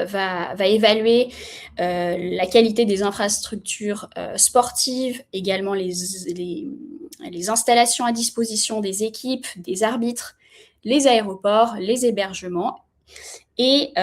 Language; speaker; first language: French; native; French